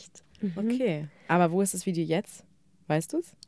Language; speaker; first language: German; native; German